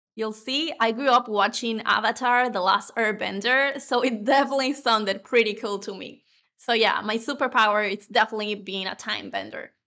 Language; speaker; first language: English; non-native, fluent; Spanish